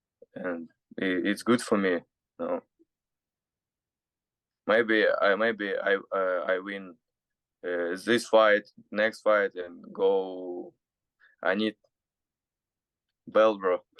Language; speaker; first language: English; non-native, learner; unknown